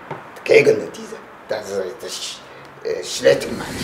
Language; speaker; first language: German; non-native, learner; Chinese